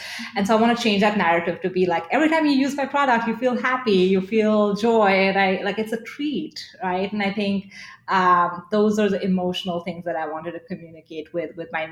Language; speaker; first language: English; non-native, local second language; Hindi